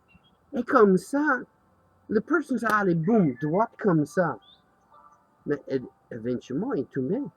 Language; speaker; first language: French; non-native, learner; English